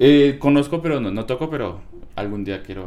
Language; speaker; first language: Spanish; native; Spanish